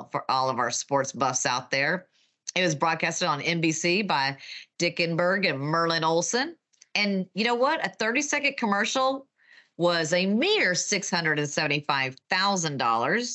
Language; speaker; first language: English; native; English